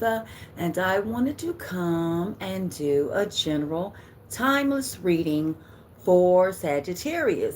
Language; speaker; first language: English; native; English